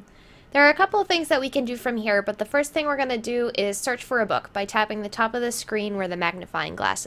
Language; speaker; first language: English; native; English